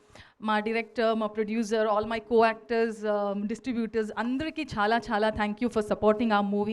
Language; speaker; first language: Telugu; non-native, fluent; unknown